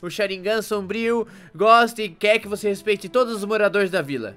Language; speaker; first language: Portuguese; native; Portuguese